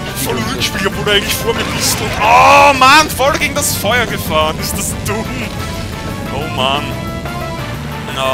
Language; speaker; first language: German; native; German